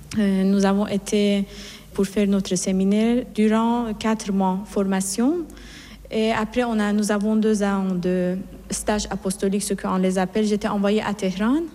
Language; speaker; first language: French; non-native, fluent; Persian